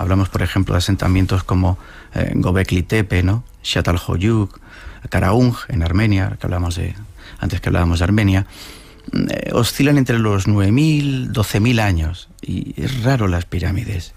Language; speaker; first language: Spanish; native; Spanish